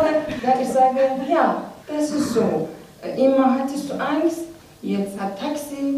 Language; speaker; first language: German; non-native, learner; Persian